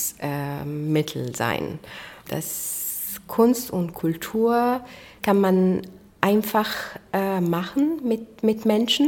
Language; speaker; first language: German; non-native, fluent; Arabic